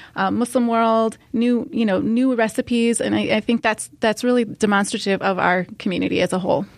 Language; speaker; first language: English; native; English